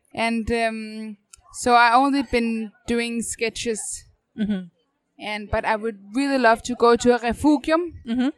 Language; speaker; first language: English; non-native, fluent; Danish